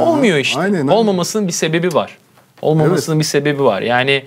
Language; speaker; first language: Turkish; native; Turkish